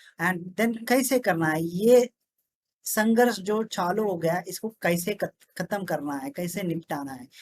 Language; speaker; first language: Hindi; non-native, local second language; Telugu